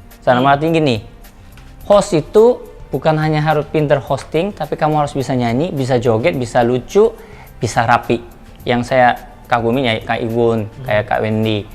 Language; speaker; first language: Indonesian; non-native, fluent; Korean